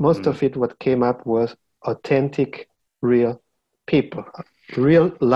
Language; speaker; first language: English; non-native, fluent; German